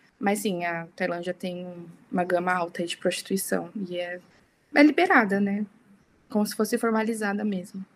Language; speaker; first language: Portuguese; early bilingual, heritage; Portuguese